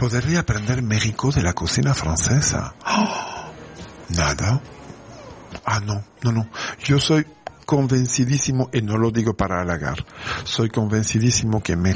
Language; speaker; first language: Spanish; non-native, fluent; French